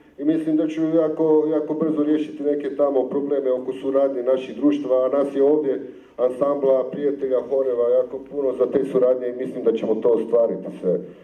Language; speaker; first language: Croatian; native; Croatian